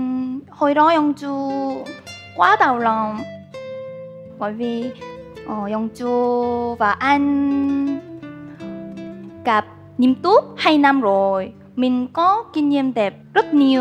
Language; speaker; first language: Vietnamese; non-native, learner; Korean